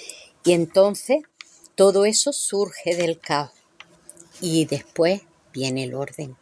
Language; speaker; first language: Spanish; native; Spanish